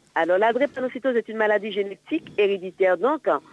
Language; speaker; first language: French; native; French